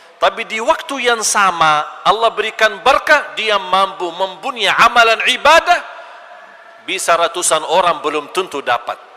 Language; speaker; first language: Malay; non-native, fluent; Arabic